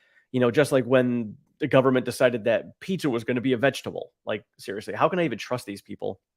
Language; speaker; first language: English; native; English